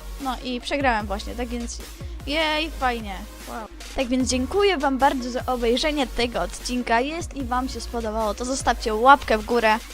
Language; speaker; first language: Polish; native; Polish